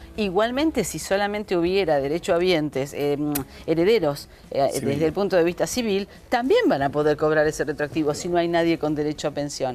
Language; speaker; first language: Spanish; native; Spanish